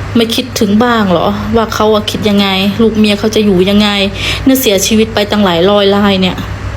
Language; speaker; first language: Thai; non-native, fluent; Khmer